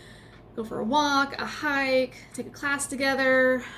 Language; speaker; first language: English; native; English